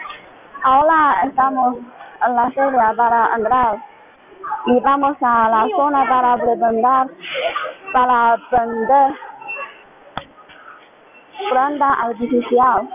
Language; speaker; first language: Spanish; non-native, learner; Chinese